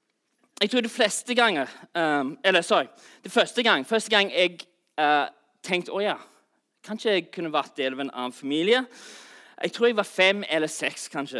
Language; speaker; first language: Norwegian; non-native, fluent; English